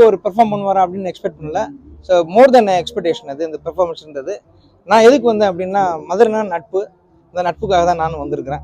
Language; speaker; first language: Tamil; native; Tamil